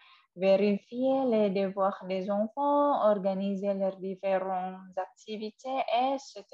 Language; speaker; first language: French; non-native, fluent; Indonesian